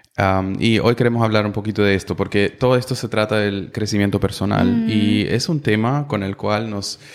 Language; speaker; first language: Spanish; non-native, fluent; German